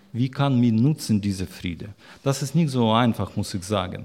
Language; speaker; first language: German; non-native, learner; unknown